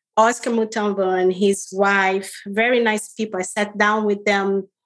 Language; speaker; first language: English; non-native, fluent; Portuguese